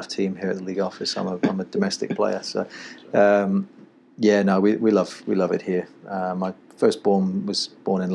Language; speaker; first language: English; native; English